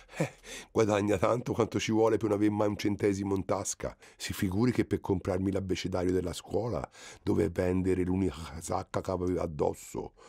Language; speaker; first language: Italian; native; Italian